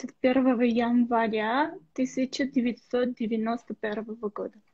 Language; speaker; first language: Russian; non-native, local second language; Armenian